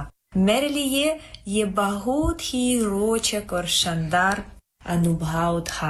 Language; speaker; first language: Hindi; non-native, fluent; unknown